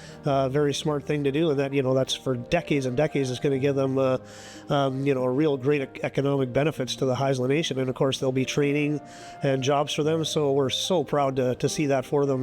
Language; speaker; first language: English; native; English